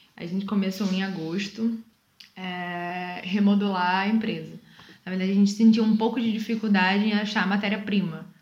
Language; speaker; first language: Portuguese; native; Portuguese